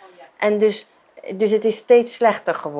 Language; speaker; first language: Dutch; non-native, fluent; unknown